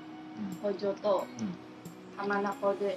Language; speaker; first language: Japanese; non-native, learner; Indonesian